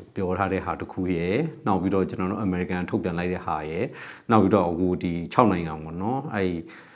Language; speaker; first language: Burmese; non-native, local second language; S'gaw Karen